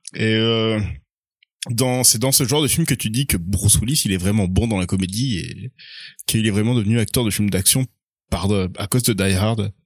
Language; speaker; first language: French; native; French